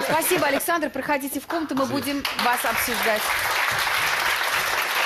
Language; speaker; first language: Russian; native; Russian